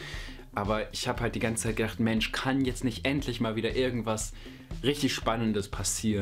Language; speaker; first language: German; native; German